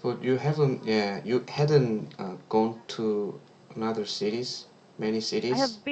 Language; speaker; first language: English; non-native, learner; Korean